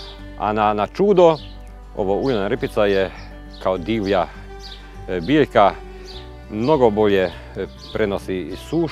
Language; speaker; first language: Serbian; non-native, local second language; Hungarian